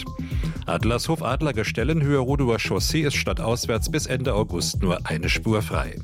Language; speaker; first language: German; native; German